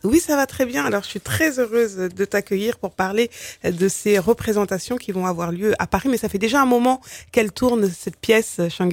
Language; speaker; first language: French; native; French